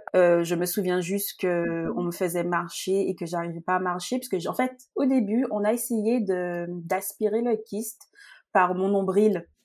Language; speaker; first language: French; native; French